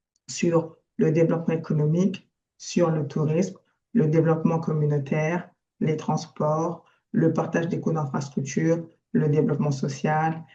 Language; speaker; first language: French; native; French